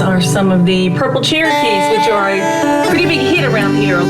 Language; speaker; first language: English; native; English